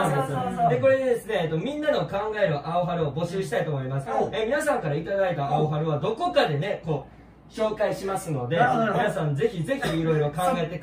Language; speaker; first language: Japanese; native; Japanese